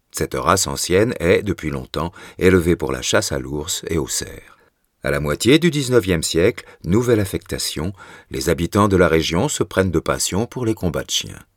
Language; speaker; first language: French; native; French